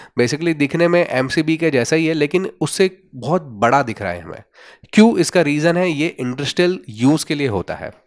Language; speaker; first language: Hindi; non-native, local second language; Gujarati